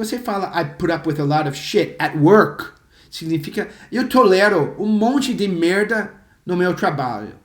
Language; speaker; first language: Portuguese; non-native, fluent; English